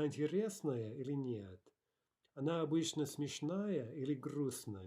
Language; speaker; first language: Russian; non-native, fluent; English